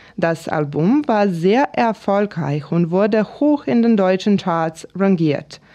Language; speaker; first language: German; non-native, fluent; Serbian